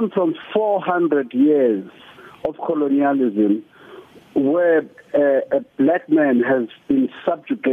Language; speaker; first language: English; non-native, local second language; Zulu